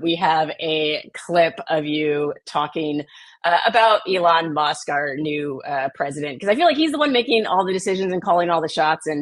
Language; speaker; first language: English; native; English